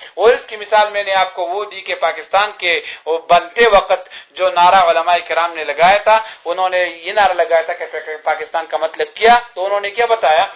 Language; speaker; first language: Urdu; non-native, local second language; Pashto